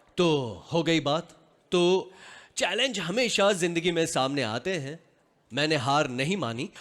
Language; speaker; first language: Hindi; non-native, local second language; Gujarati